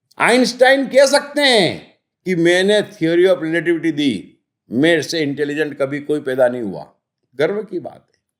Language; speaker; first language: Hindi; native; Hindi